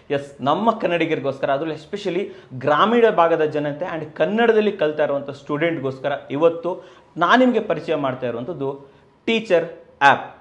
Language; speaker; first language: Kannada; native; Kannada